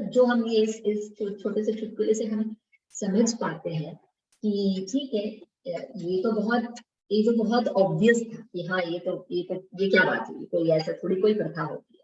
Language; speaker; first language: Hindi; non-native, local second language; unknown